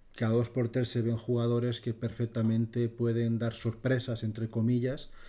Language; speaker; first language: Spanish; native; Spanish